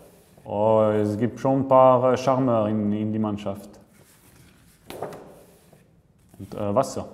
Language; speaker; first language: German; non-native, local second language; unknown